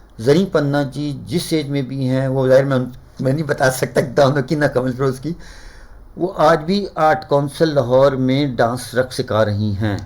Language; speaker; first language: Urdu; native; Urdu